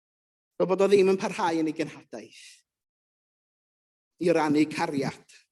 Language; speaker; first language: Welsh; native; Welsh